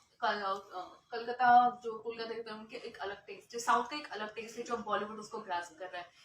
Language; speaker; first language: Hindi; native; Hindi